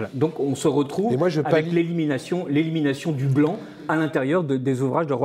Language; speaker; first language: French; native; French